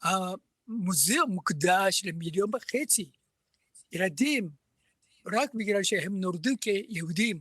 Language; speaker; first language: Hebrew; non-native, learner; Japanese